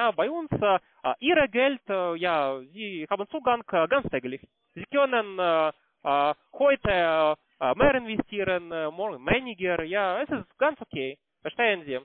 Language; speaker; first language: German; non-native, learner; Russian